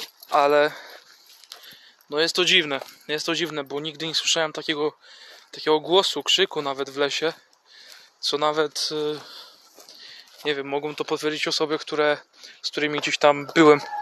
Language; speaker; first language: Polish; native; Polish